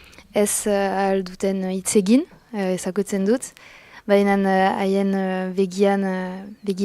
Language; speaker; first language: Basque; non-native, local second language; French